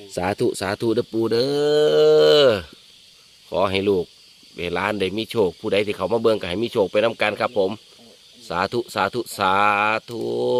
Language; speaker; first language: Thai; native; Thai